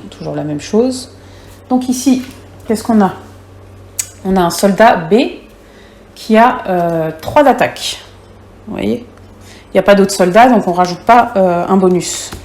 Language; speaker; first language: French; native; French